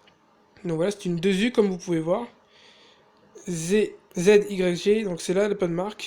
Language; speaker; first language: French; native; French